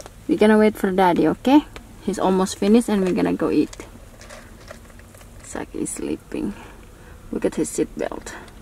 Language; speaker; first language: English; non-native, fluent; Indonesian